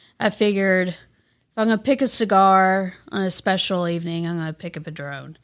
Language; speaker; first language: English; native; English